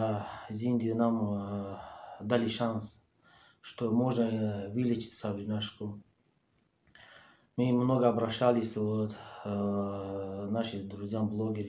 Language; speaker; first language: Russian; non-native, learner; Tajik